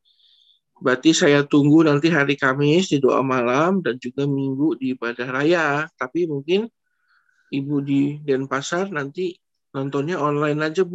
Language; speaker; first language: Indonesian; native; Indonesian